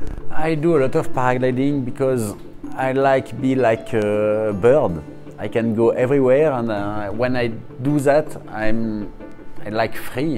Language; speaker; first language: English; non-native, learner; French